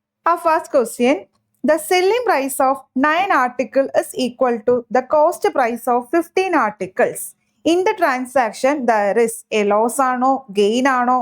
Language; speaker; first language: English; non-native, local second language; Malayalam